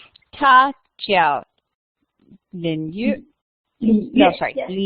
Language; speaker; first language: Chinese; non-native, learner; English